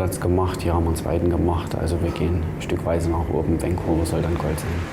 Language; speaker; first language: German; native; German